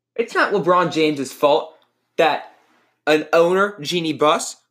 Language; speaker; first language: English; native; English